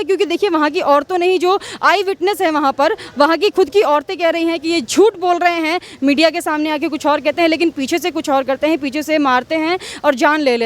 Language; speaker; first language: Hindi; native; Hindi